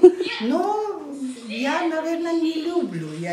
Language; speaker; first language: Russian; non-native, learner; Georgian